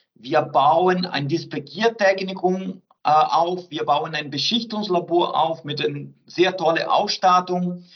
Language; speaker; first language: German; non-native, fluent; Portuguese